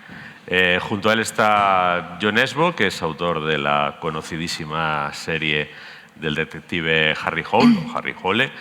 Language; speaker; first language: Spanish; native; Spanish